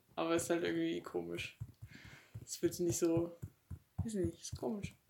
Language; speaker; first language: German; native; German